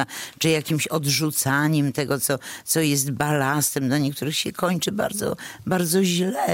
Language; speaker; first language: Polish; native; Polish